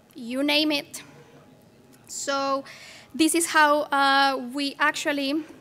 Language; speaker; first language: English; non-native, fluent; Spanish